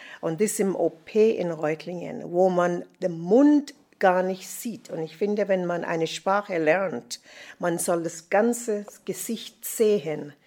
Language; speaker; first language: German; non-native, fluent; English